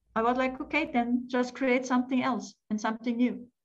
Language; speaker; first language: English; non-native, fluent; German